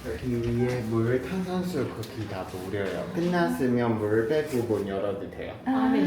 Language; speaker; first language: Korean; non-native, learner; Chinese